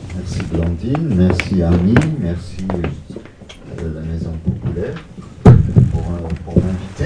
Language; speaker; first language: French; non-native, local second language; German